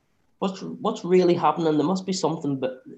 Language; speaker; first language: English; native; English